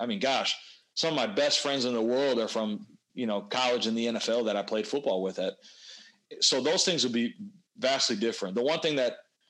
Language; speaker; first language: English; native; English